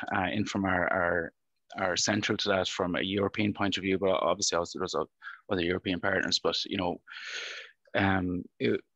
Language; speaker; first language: English; native; English